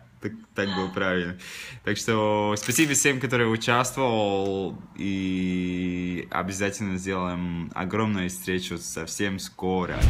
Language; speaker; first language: Russian; non-native, local second language; Latvian